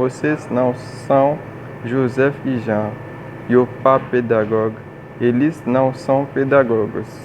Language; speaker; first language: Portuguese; non-native, learner; Haitian Creole